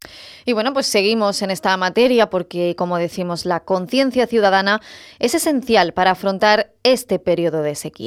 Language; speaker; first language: Spanish; native; Spanish